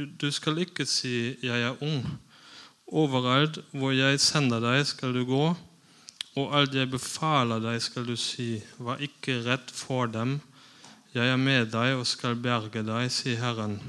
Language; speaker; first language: Norwegian; non-native, fluent; German